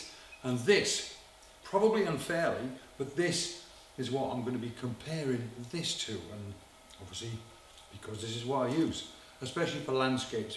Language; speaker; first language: English; native; English